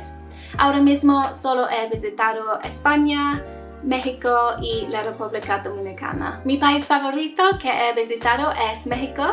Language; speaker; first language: Spanish; non-native, learner; English